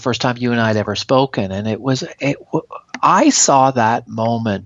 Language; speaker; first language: English; native; English